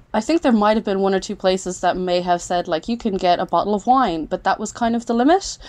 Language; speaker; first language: English; native; English